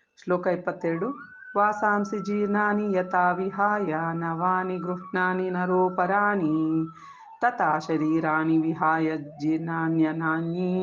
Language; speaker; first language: Kannada; native; Kannada